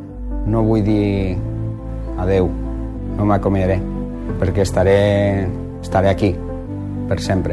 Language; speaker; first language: Catalan; non-native, fluent; Spanish